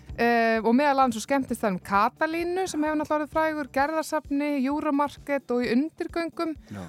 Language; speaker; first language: Icelandic; native; Icelandic